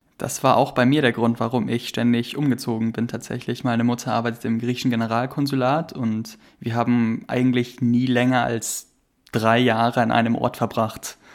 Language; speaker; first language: German; native; German